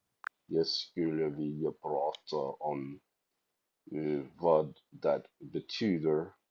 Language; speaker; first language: Swedish; non-native, learner; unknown